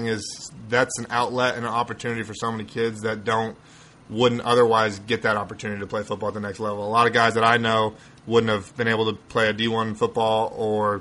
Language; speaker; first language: English; native; English